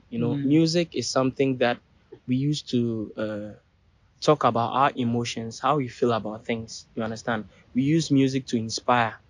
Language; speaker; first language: English; non-native, local second language; Ewe